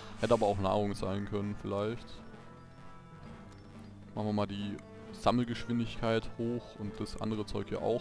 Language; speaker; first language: German; native; German